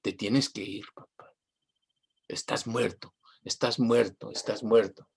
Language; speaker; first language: Spanish; early bilingual, heritage; Spanish